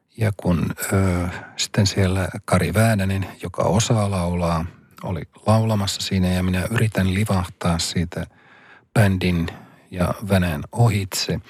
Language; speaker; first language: Finnish; native; Finnish